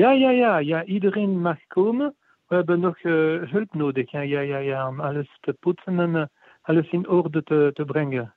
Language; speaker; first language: Dutch; non-native, fluent; French